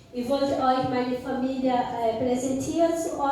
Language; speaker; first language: German; non-native, fluent; Portuguese